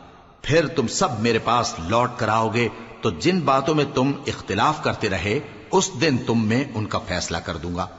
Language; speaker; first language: Urdu; native; Urdu